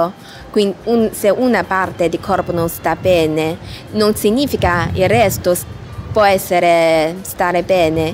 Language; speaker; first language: Italian; non-native, learner; Chinese